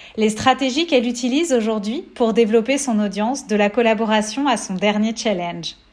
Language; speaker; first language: French; native; French